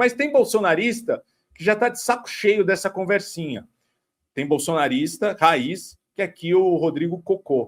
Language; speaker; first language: Portuguese; native; Portuguese